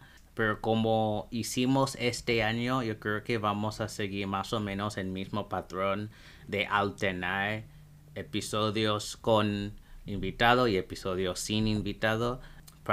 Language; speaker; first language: Spanish; non-native, fluent; English